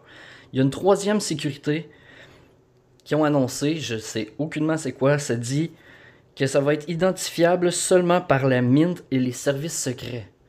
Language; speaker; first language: French; native; French